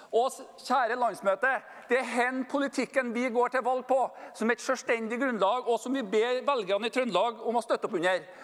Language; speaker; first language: Norwegian; native; Norwegian